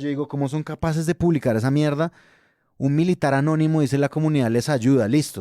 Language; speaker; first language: Spanish; native; Spanish